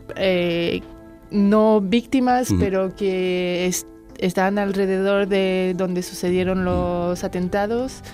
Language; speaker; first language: Spanish; non-native, fluent; French